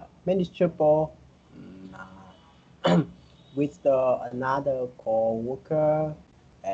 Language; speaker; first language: English; non-native, learner; Vietnamese